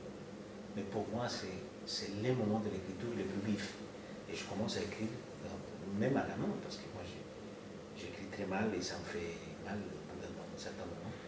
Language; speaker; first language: French; non-native, fluent; Spanish